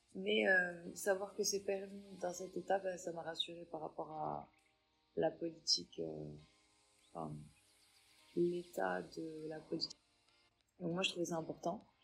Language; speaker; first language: French; non-native, local second language; Arabic